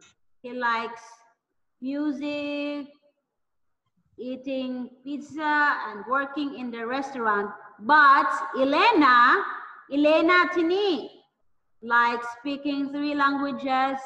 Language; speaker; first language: English; non-native, fluent; Thai